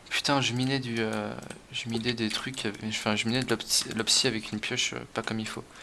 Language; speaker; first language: French; native; French